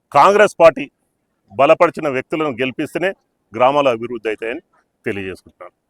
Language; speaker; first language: Telugu; native; Telugu